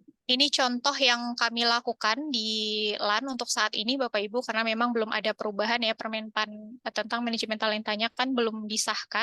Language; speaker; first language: Indonesian; native; Indonesian